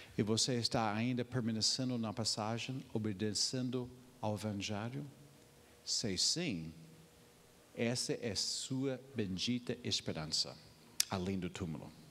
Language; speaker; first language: Portuguese; non-native, fluent; English